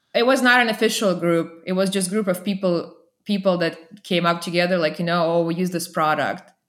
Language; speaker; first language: English; non-native, fluent; Russian